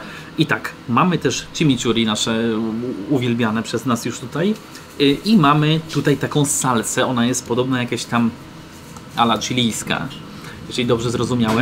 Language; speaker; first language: Polish; native; Polish